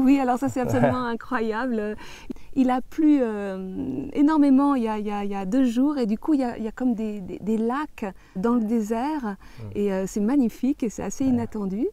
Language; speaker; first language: French; native; French